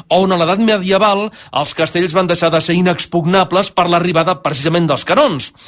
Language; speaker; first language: Catalan; native; Catalan